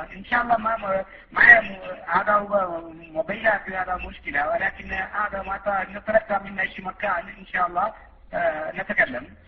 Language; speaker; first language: Arabic; non-native, learner; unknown